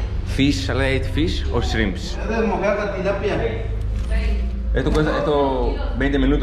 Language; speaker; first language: Spanish; non-native, learner; Greek